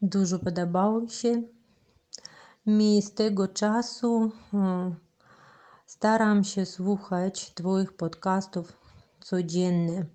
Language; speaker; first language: Polish; non-native, learner; Russian